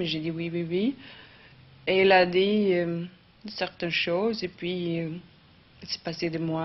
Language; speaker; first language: French; non-native, fluent; Swedish